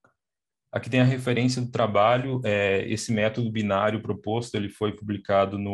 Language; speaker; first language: Portuguese; native; Portuguese